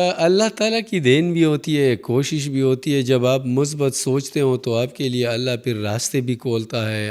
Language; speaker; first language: Urdu; non-native, local second language; Pashto